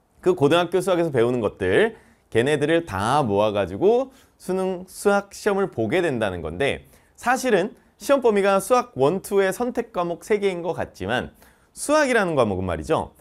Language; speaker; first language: Korean; native; Korean